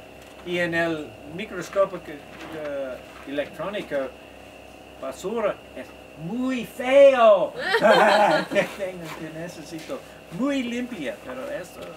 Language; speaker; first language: Spanish; non-native, learner; English